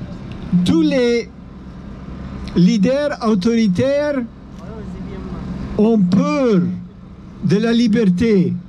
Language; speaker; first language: French; non-native, fluent; Ukrainian